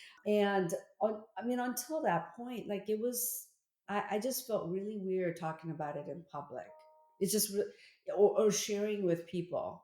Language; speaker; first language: English; early bilingual, other home language; Korean